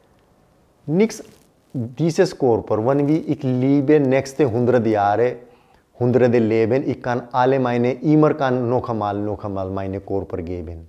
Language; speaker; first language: German; non-native, learner; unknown